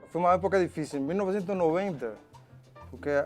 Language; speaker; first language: Portuguese; non-native, fluent; Spanish